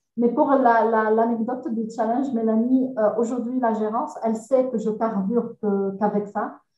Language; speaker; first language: French; non-native, local second language; Arabic